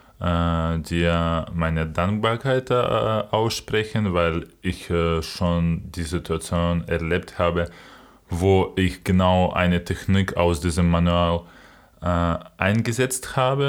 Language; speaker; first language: German; non-native, fluent; Ukrainian